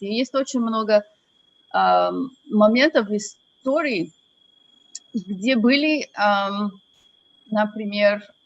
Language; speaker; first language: Russian; non-native, fluent; English